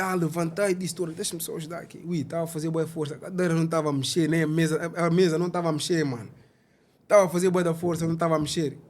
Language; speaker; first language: Portuguese; early bilingual, other home language; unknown